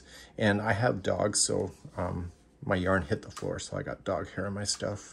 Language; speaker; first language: English; native; English